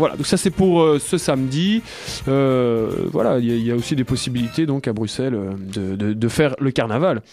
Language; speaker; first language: French; native; French